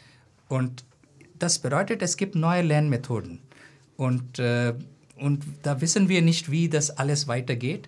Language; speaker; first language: German; non-native, fluent; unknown